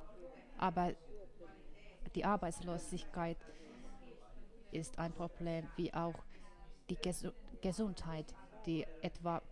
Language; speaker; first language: German; non-native, fluent; Finnish